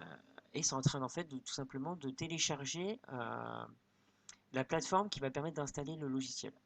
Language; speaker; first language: French; native; French